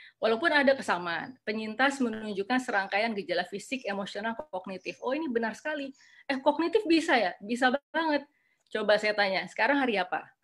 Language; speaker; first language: Indonesian; native; Indonesian